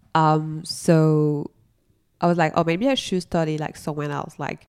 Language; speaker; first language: English; non-native, fluent; French